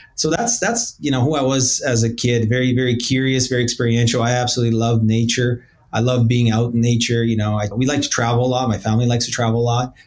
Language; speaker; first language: English; early bilingual, other home language; Portuguese